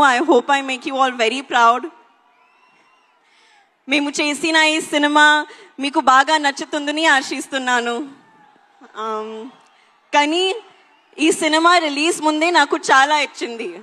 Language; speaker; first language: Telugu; non-native, learner; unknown